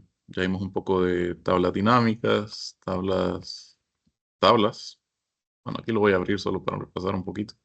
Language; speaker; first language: Spanish; native; Spanish